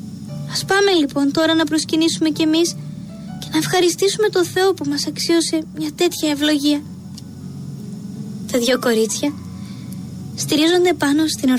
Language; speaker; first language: Greek; native; Greek